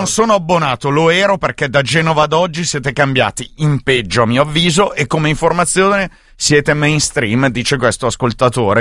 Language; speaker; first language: Italian; native; Italian